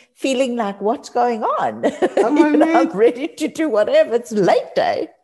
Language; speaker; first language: English; native; English